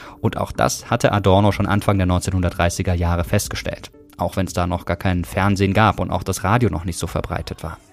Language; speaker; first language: German; native; German